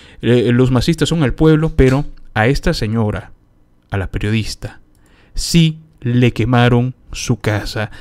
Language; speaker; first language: Spanish; native; Spanish